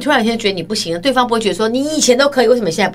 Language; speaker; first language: Chinese; native; Chinese